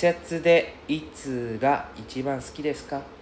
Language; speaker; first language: Japanese; non-native, fluent; English